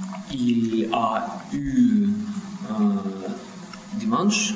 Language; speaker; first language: French; non-native, learner; Russian